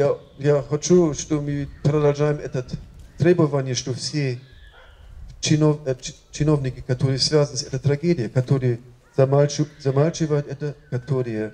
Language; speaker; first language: Russian; non-native, fluent; German